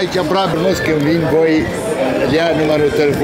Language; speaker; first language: Romanian; non-native, learner; Arabic